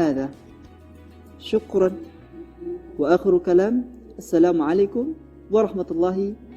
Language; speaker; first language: Arabic; non-native, learner; Indonesian